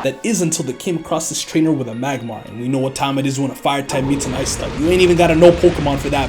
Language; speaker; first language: English; native; English